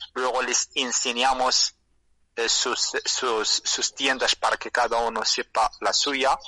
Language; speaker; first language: Spanish; non-native, fluent; Arabic